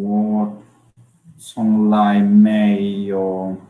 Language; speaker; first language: Chinese; non-native, learner; English